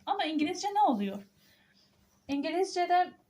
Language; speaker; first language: Turkish; non-native, fluent; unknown